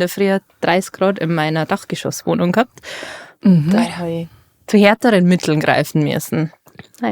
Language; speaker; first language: German; native; German